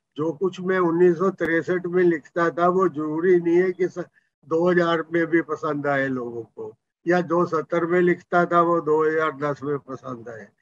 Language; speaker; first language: Hindi; non-native, local second language; Punjabi